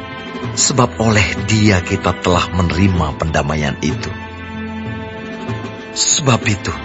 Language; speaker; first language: Indonesian; native; Indonesian